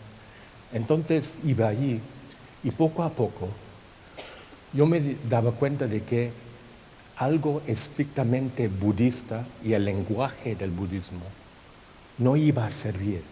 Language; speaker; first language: Spanish; non-native, fluent; Thai